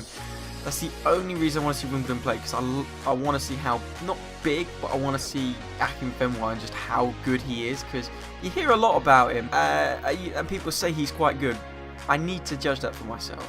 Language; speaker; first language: English; native; English